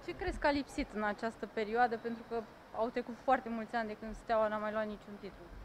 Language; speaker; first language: Romanian; native; Romanian